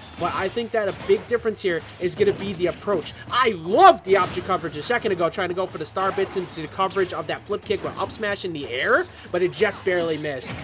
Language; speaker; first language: English; native; English